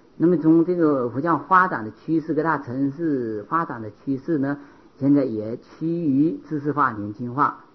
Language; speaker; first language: Chinese; native; Chinese